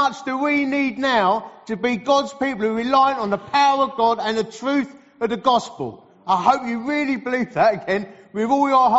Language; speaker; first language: English; native; English